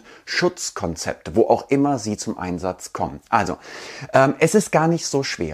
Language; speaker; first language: German; native; German